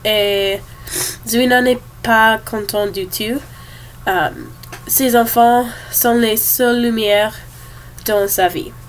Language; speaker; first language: French; non-native, learner; English